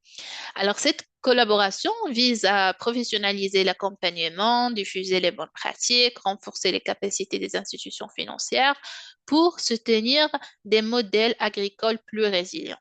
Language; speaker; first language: French; non-native, local second language; Arabic